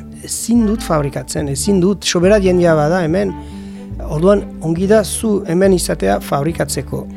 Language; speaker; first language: Basque; non-native, learner; French